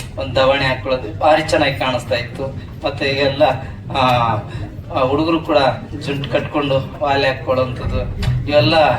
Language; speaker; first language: Kannada; non-native, local second language; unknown